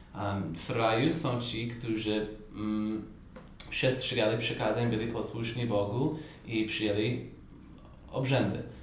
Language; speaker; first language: Polish; non-native, fluent; English